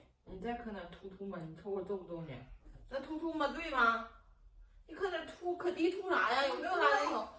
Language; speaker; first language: Chinese; native; Chinese